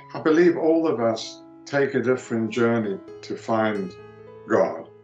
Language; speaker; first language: English; early bilingual, other home language; Greek